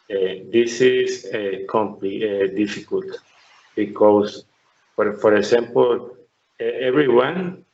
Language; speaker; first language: English; non-native, learner; Spanish